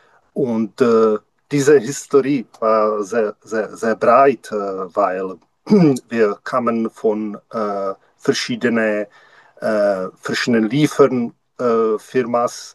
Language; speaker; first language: German; non-native, learner; Czech